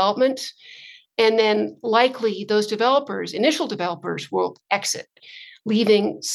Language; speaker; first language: English; native; English